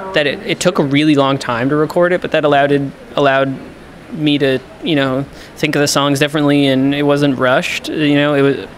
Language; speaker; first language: English; native; English